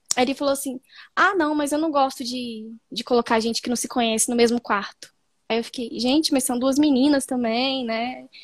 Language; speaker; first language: Portuguese; native; Portuguese